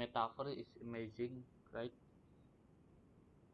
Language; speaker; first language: English; non-native, learner; Indonesian